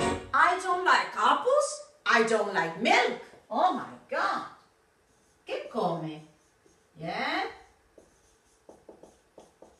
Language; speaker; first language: English; non-native, fluent; Spanish